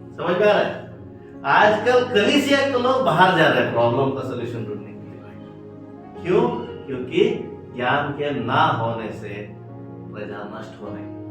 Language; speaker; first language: Hindi; non-native, local second language; Kannada